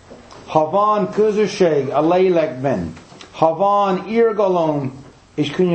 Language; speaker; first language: Hungarian; non-native, fluent; English